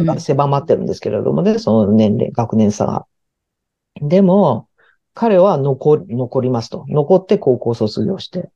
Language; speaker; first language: Japanese; early bilingual, heritage; Japanese